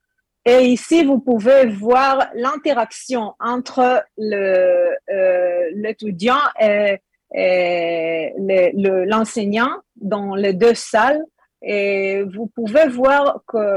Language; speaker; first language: French; non-native, learner; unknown